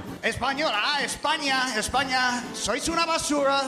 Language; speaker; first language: Spanish; non-native, fluent; English